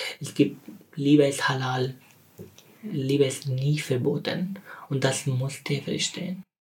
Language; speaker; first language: German; non-native, learner; Persian